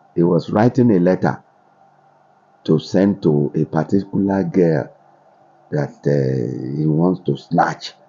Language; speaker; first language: English; non-native, local second language; Yoruba